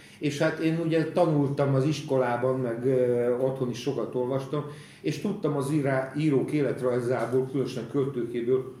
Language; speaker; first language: Hungarian; native; Hungarian